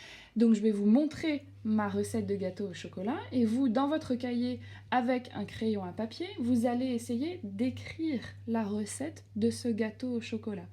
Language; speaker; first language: French; native; French